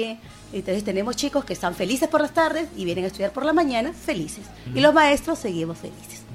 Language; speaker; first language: Spanish; native; Spanish